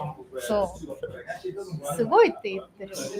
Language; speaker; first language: Japanese; non-native, learner; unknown